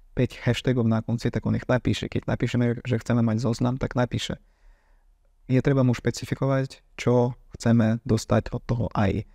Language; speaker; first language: Slovak; non-native, fluent; Ukrainian